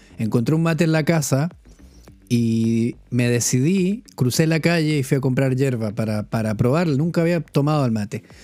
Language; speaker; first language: Spanish; native; Spanish